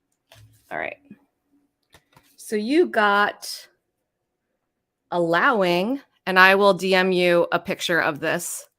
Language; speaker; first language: English; native; English